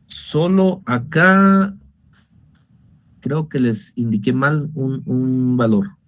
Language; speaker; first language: Spanish; native; Spanish